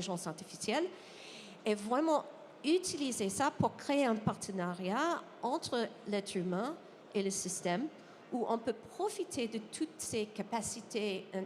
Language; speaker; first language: French; non-native, fluent; English